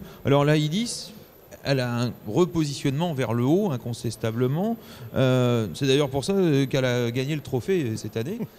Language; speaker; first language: French; native; French